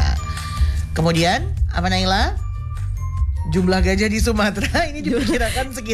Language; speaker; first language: Indonesian; native; Indonesian